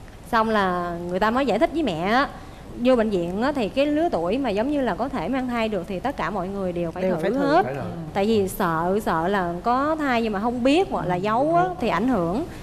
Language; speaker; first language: Vietnamese; native; Vietnamese